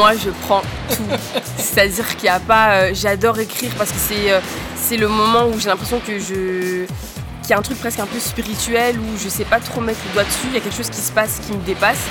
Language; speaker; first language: French; native; French